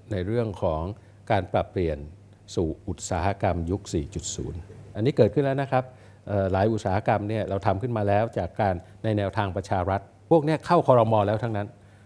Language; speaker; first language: Thai; native; Thai